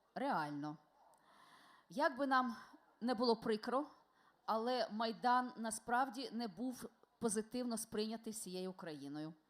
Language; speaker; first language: Ukrainian; non-native, local second language; Russian